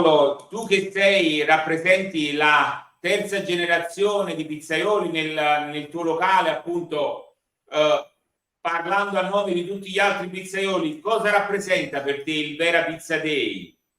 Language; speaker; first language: Italian; native; Italian